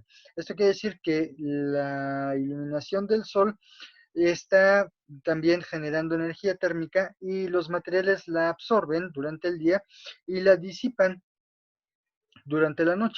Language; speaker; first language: Spanish; native; Spanish